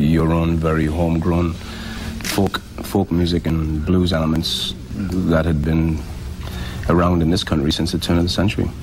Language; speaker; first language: English; native; English